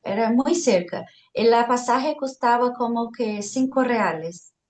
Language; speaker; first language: Spanish; non-native, fluent; Portuguese